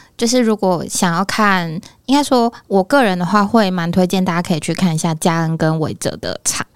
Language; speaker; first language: Chinese; non-native, fluent; Japanese